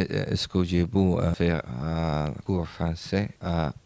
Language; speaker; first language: French; non-native, learner; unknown